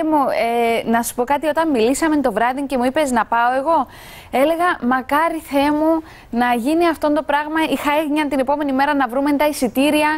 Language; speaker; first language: Greek; native; Greek